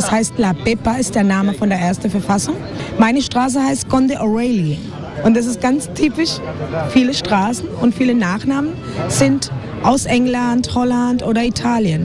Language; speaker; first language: German; non-native, fluent; Spanish